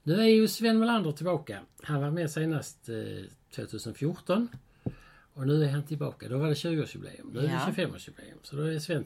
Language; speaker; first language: Swedish; native; Swedish